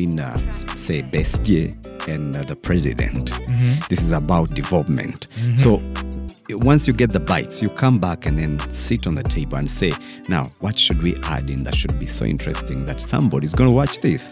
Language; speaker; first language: English; non-native, local second language; Nyankole